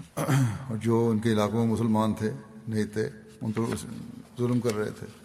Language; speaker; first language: Urdu; native; Urdu